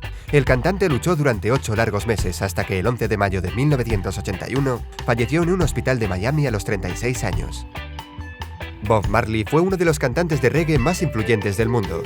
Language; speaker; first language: Spanish; native; Spanish